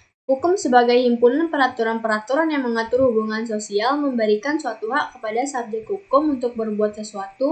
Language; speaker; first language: Indonesian; native; Indonesian